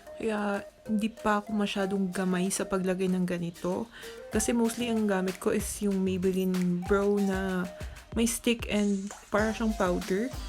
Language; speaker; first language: Filipino; non-native, local second language; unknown